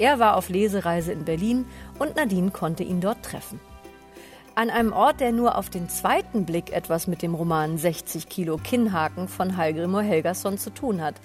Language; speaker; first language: German; native; German